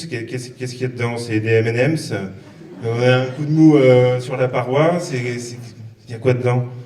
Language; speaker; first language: French; native; French